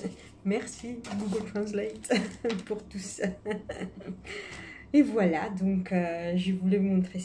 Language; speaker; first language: French; non-native, fluent; Italian